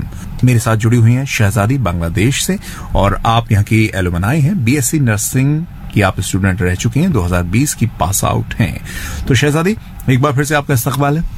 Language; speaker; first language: Hindi; native; Hindi